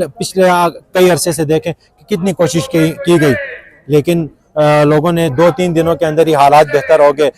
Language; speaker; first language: Urdu; non-native, local second language; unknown